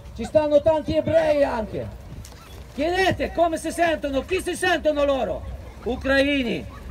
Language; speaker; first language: Italian; non-native, fluent; Ukrainian